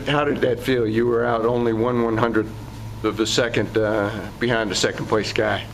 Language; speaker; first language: English; native; English